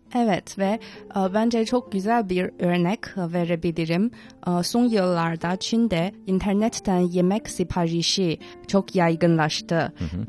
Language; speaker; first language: Turkish; non-native, fluent; Chinese